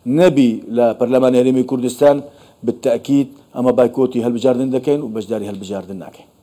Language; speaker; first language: Central Kurdish; non-native, local second language; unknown